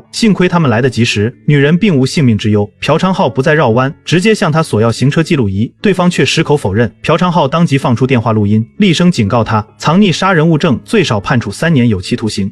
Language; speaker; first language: Chinese; native; Chinese